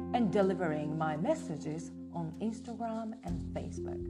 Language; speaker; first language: English; non-native, fluent; Japanese